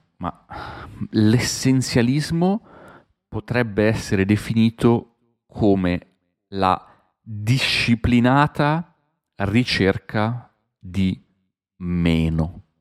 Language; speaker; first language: Italian; native; Italian